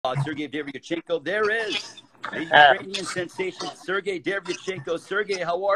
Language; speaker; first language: English; native; English